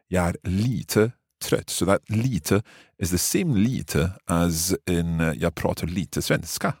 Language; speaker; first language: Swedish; non-native, learner; English